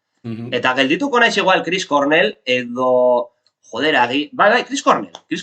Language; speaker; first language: Basque; non-native, local second language; Spanish